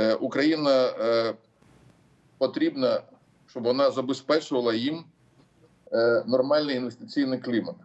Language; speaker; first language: Ukrainian; non-native, local second language; Russian